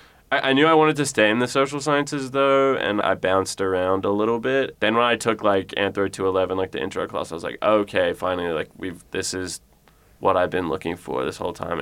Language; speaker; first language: English; native; English